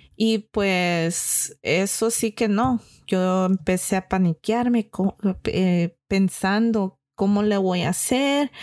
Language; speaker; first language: Spanish; early bilingual, heritage; Spanish